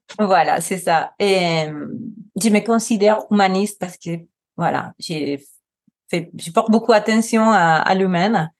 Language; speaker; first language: French; non-native, fluent; Spanish